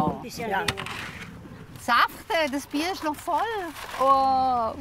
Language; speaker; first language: German; native; German